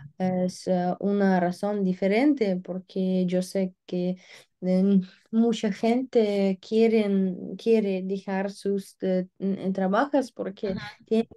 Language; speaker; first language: Spanish; non-native, learner; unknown